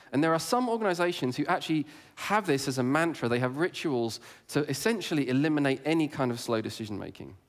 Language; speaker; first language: English; native; English